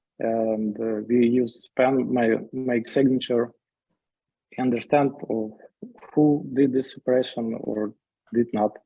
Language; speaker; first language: English; non-native, learner; Ukrainian